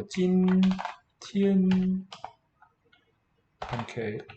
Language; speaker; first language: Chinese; non-native, learner; English